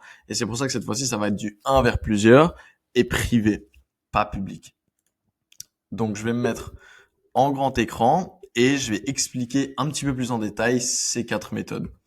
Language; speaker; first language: French; native; French